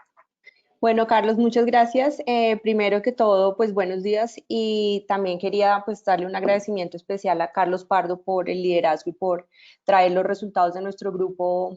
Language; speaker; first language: Spanish; native; Spanish